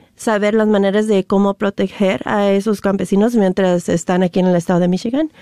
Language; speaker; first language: Spanish; early bilingual, other home language; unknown